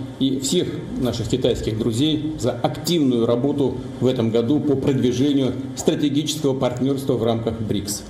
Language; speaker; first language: Russian; native; Russian